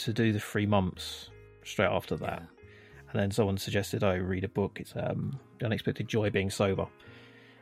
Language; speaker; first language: English; native; English